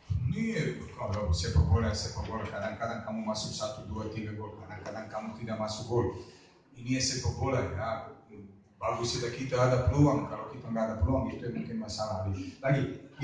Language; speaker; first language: Indonesian; non-native, fluent; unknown